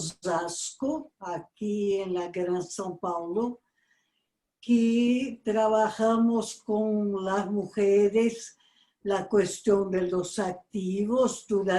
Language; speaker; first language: Spanish; non-native, fluent; Portuguese